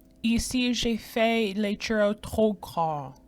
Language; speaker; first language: French; non-native, fluent; English